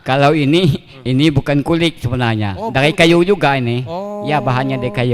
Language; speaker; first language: Malay; native; Malay